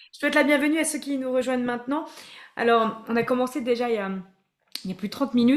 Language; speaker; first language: French; native; French